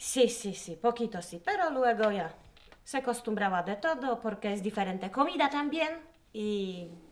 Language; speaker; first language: Spanish; non-native, learner; Polish